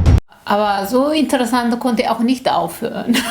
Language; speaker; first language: German; non-native, learner; Korean